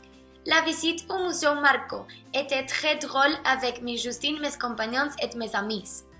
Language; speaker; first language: French; non-native, learner; Spanish